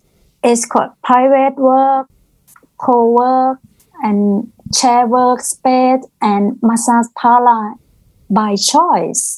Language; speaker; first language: English; non-native, learner; Thai